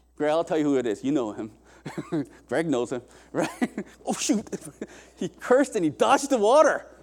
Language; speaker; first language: English; early bilingual, other home language; Korean